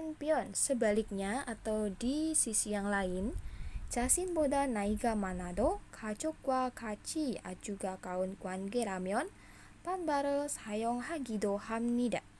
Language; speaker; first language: Korean; non-native, fluent; Indonesian